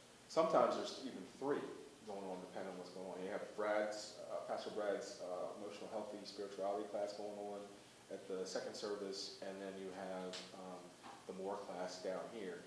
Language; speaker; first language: English; native; English